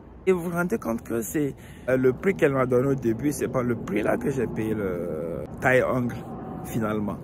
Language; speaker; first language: French; non-native, local second language; Ewe